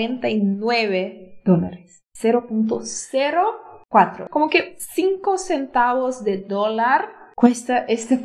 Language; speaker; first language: Spanish; non-native, fluent; Portuguese